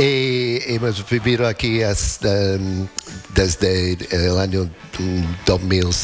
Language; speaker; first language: Spanish; non-native, learner; English